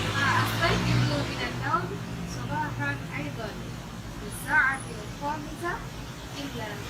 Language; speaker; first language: Arabic; non-native, fluent; Indonesian